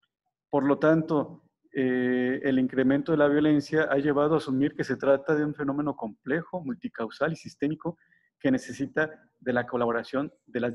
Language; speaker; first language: Spanish; native; Spanish